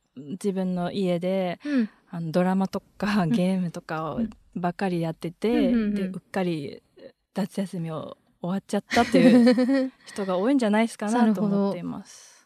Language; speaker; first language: Japanese; non-native, fluent; Chinese